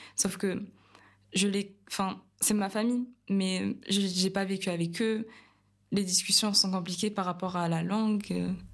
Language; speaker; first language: French; native; French